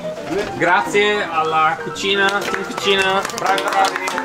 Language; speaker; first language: Italian; native; Italian